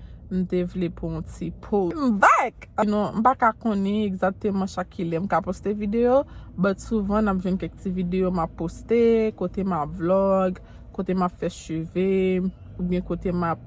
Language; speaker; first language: French; non-native, learner; Haitian Creole